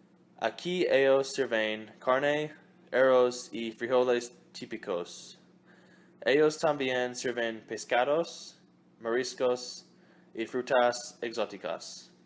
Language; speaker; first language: Spanish; non-native, learner; English